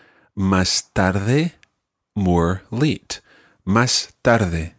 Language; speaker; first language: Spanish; non-native, fluent; English